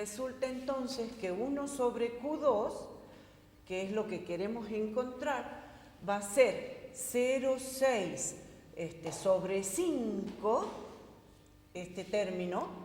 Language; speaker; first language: Spanish; native; Spanish